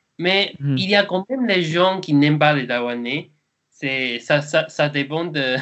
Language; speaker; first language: French; non-native, learner; Chinese